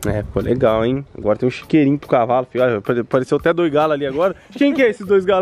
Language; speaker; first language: Portuguese; native; Portuguese